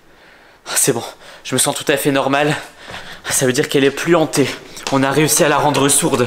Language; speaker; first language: French; native; French